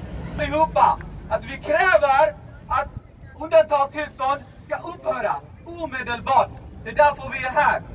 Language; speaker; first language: Swedish; non-native, learner; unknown